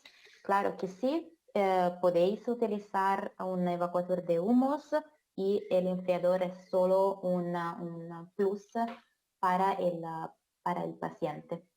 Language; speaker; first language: Spanish; non-native, fluent; Italian